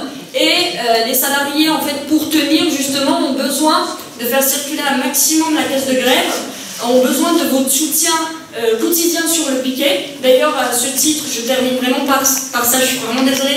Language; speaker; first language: French; native; French